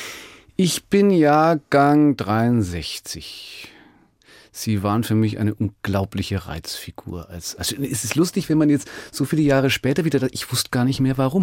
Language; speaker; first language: German; native; German